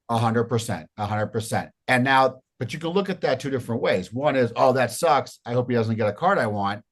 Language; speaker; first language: English; native; English